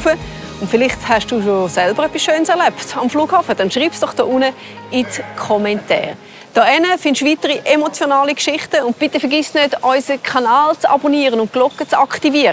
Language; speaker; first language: German; native; German